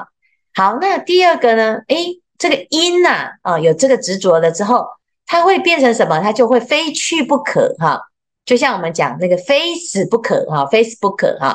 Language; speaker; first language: Chinese; native; Chinese